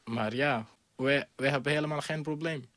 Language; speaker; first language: Dutch; non-native, learner; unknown